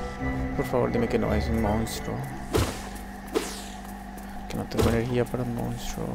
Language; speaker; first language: Spanish; native; Spanish